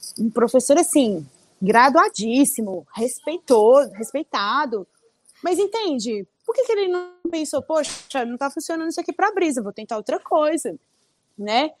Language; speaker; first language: Portuguese; early bilingual, other home language; Spanish